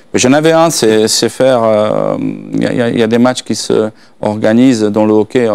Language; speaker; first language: French; non-native, fluent; Slovak